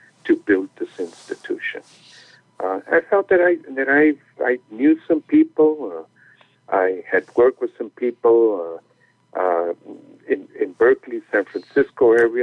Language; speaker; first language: English; early bilingual, other home language; Spanish